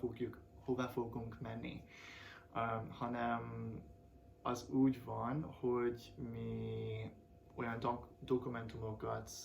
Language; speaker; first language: Hungarian; non-native, fluent; English